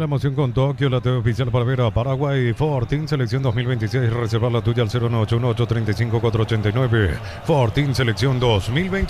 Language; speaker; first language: Spanish; native; Spanish